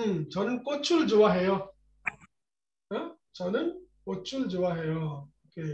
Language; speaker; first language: Korean; non-native, fluent; Bangla